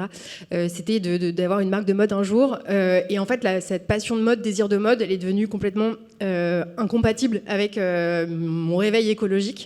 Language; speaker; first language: French; native; French